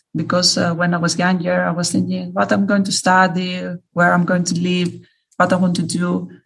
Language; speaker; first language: English; non-native, fluent; Greek